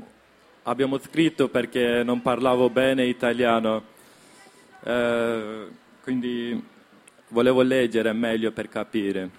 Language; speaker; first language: Italian; non-native, learner; Kurdish